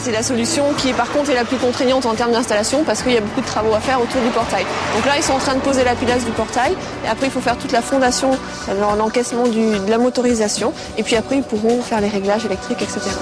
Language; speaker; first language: French; native; French